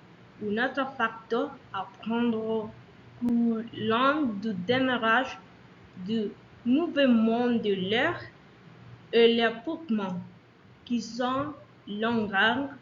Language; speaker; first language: French; non-native, learner; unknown